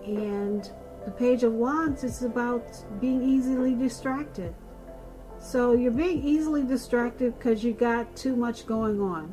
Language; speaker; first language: English; native; English